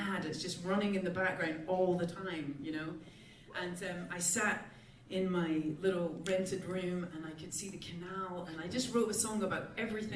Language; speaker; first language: English; native; English